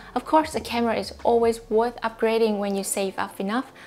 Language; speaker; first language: English; non-native, fluent; Vietnamese